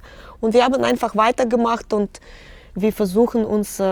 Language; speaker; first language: German; non-native, learner; Russian